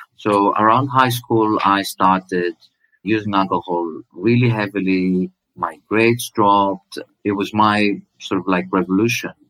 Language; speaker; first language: English; non-native, fluent; Greek